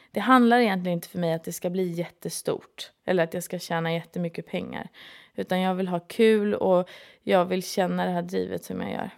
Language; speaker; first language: Swedish; native; Swedish